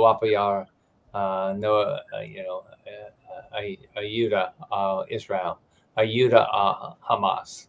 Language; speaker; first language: Spanish; non-native, learner; English